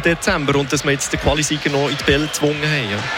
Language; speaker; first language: German; native; German